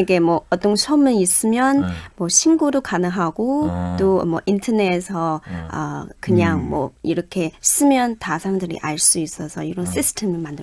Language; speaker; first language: Korean; non-native, fluent; Chinese